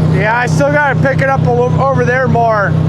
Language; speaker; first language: English; native; English